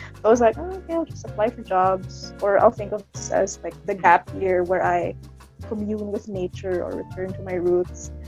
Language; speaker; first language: English; non-native, local second language; Cebuano